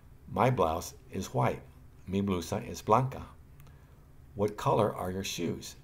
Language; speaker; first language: English; native; English